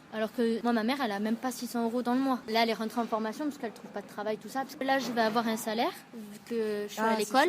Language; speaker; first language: French; native; French